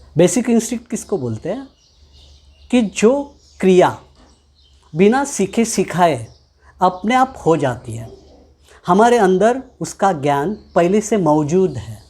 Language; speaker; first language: Hindi; non-native, local second language; Marathi